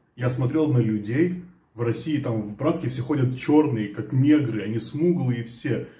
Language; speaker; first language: Russian; early bilingual, other home language; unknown